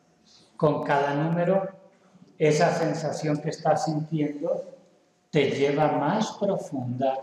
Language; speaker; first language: Spanish; native; Spanish